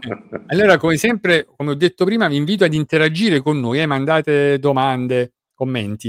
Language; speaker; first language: Italian; native; Italian